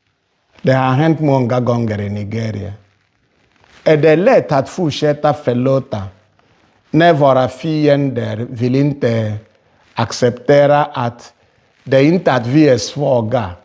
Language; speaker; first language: Swedish; non-native, fluent; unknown